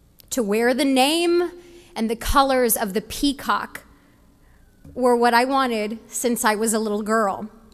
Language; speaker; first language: English; early bilingual, other home language; Spanish